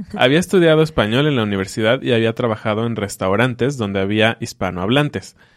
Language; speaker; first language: Spanish; native; Spanish